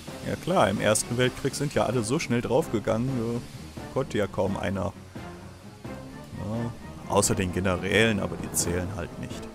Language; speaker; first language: German; native; German